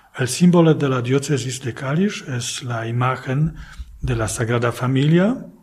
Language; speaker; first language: Spanish; non-native, fluent; Polish